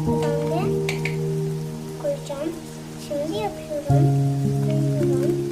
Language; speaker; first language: Turkish; early bilingual, heritage; Turkish